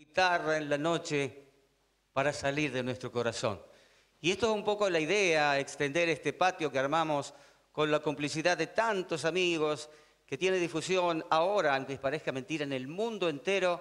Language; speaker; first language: Spanish; native; Spanish